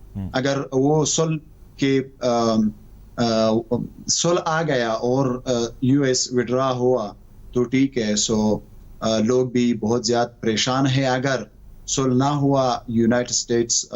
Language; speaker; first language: Hindi; non-native, fluent; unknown